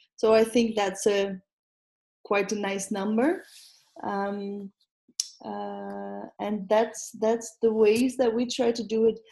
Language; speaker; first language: English; non-native, fluent; Dutch